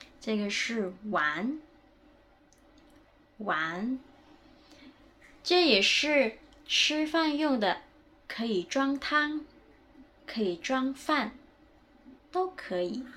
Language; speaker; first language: Chinese; non-native, fluent; Indonesian